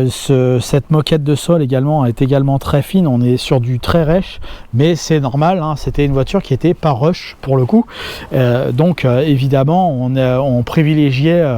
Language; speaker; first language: French; native; French